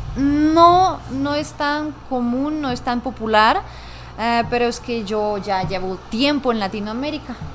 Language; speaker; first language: Spanish; non-native, fluent; Russian